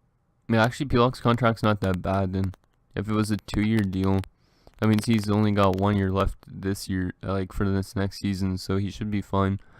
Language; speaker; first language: English; native; English